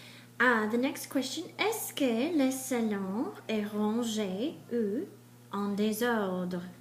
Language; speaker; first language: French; non-native, fluent; English